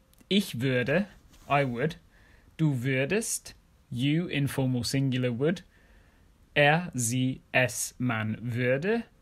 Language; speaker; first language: German; non-native, fluent; English